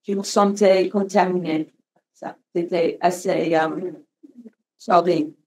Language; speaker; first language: French; non-native, learner; English